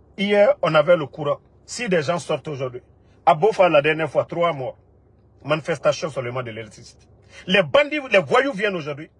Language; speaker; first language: French; non-native, local second language; Mandingo